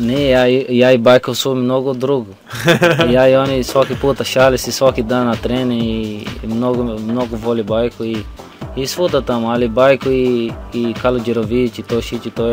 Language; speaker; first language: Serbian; non-native, learner; Portuguese